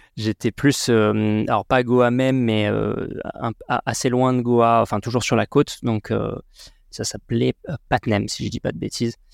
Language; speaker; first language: French; native; French